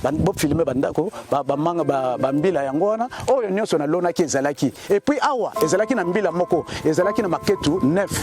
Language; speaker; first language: Lingala; non-native, local second language; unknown